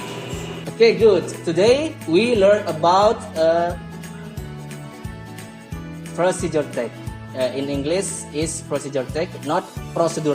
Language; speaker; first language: English; non-native, learner; Indonesian